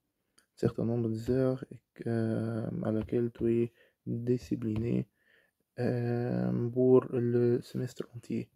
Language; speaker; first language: French; non-native, fluent; Arabic